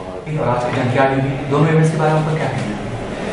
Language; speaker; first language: Hindi; native; Hindi